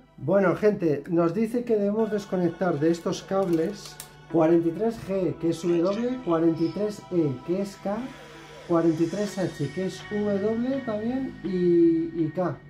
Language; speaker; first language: Spanish; native; Spanish